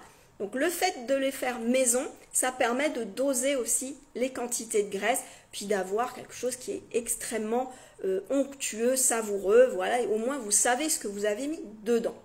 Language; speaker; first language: French; native; French